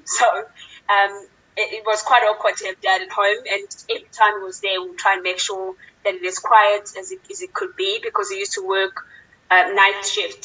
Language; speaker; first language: English; non-native, local second language; Zulu